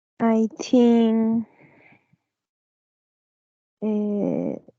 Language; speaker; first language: English; non-native, learner; Spanish